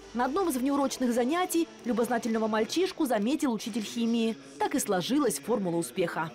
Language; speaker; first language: Russian; native; Russian